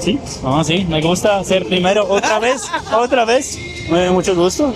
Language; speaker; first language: Spanish; non-native, learner; Polish